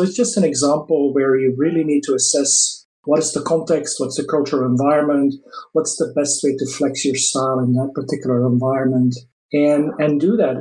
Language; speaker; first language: English; non-native, fluent; Dutch